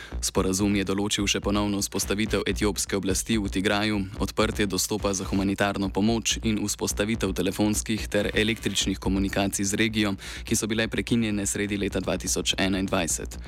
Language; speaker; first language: Slovenian; native; Slovenian